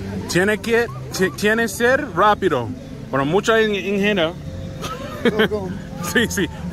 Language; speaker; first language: Spanish; non-native, learner; English